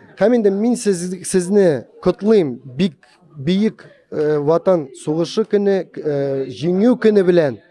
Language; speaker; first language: Tatar; native; Tatar